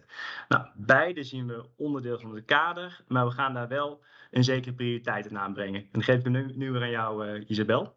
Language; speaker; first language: Dutch; native; Dutch